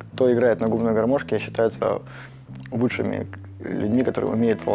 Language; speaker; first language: Russian; native; Russian